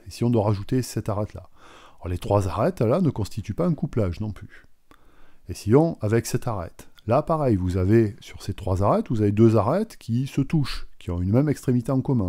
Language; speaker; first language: French; native; French